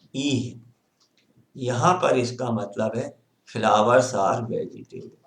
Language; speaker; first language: Hindi; native; Hindi